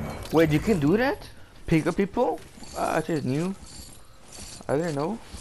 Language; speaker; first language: English; early bilingual, other home language; Spanish